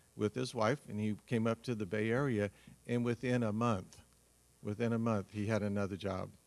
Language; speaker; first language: English; native; English